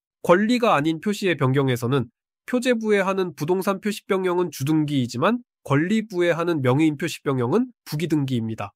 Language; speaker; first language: Korean; native; Korean